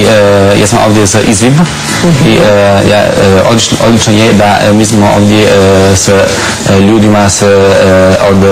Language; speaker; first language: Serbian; non-native, learner; Italian